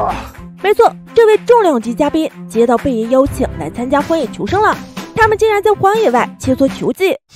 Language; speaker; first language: Chinese; native; Chinese